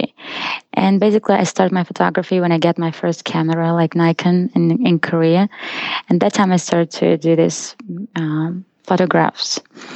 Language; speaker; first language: English; non-native, fluent; Russian